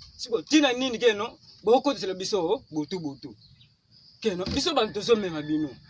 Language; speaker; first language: Lingala; non-native, local second language; Kongo